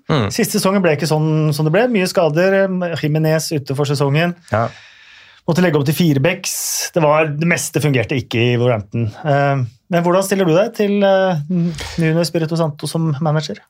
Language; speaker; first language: Norwegian; native; Norwegian